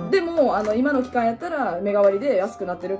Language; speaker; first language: Japanese; native; Japanese